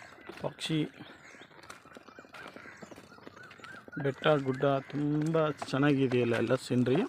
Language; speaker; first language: Kannada; non-native, local second language; Urdu